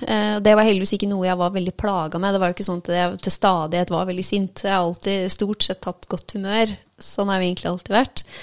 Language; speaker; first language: Norwegian; native; Norwegian